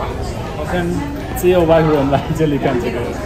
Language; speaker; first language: Chinese; non-native, fluent; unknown